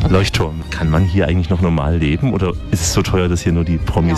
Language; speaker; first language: German; native; German